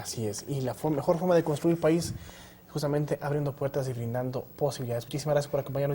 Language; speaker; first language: Spanish; native; Spanish